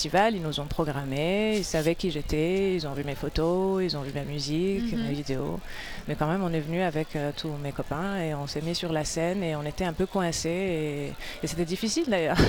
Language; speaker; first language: French; non-native, local second language; Arabic